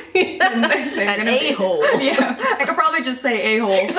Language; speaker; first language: English; native; English